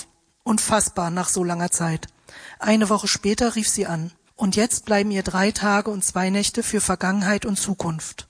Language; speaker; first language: German; native; German